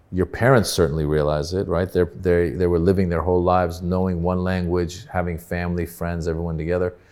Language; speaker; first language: English; early bilingual, other home language; Persian